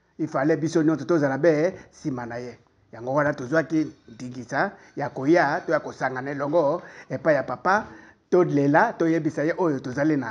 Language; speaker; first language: Lingala; non-native, local second language; Kituba (Democratic Republic of Congo)